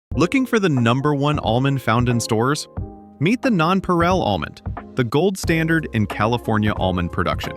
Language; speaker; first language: English; native; English